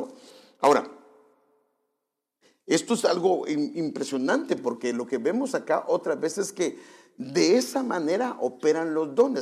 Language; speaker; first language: Spanish; native; Spanish